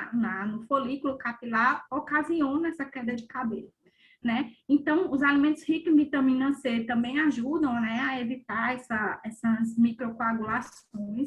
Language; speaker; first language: Portuguese; native; Portuguese